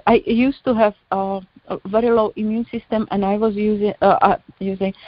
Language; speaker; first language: English; non-native, learner; Czech